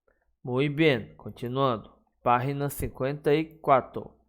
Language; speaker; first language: Spanish; non-native, fluent; Portuguese